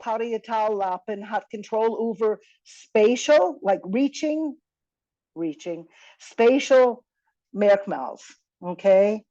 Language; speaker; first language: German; non-native, fluent; English